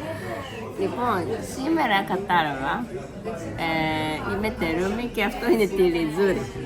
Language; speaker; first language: Greek; non-native, learner; Japanese